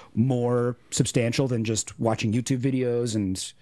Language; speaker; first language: English; native; English